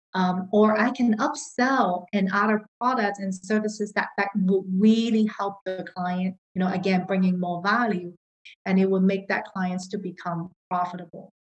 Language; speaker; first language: English; non-native, local second language; Cantonese